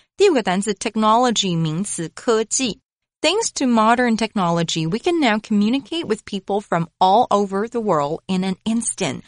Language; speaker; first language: English; non-native, fluent; Chinese